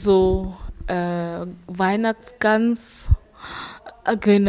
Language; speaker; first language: German; non-native, fluent; French